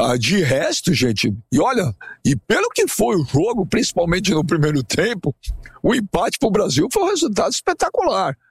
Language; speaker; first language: Portuguese; native; Portuguese